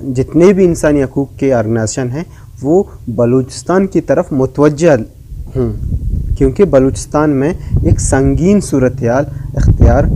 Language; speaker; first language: Urdu; non-native, local second language; Baluchi